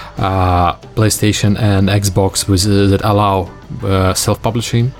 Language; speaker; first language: English; non-native, fluent; Russian